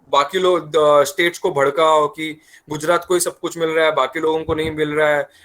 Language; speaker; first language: Hindi; non-native, local second language; Marathi